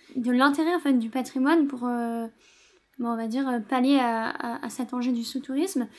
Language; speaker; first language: French; native; French